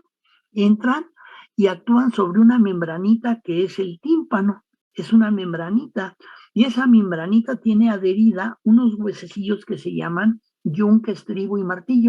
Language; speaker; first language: Spanish; native; Spanish